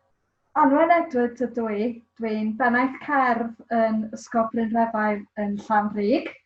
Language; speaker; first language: Welsh; native; Welsh